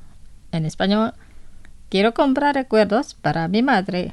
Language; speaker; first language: Spanish; non-native, fluent; Indonesian